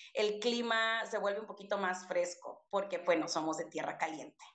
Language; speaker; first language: Spanish; native; Spanish